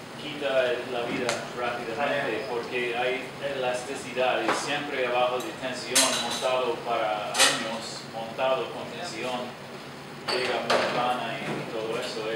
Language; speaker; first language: Spanish; non-native, learner; English